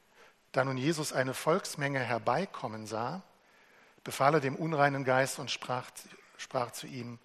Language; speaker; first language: German; native; German